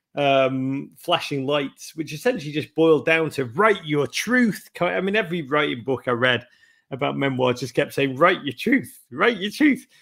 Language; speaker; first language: English; native; English